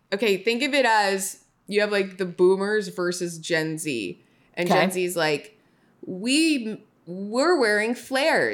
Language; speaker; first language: English; native; English